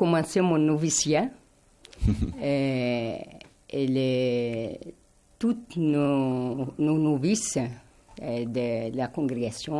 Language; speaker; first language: French; non-native, fluent; Arabic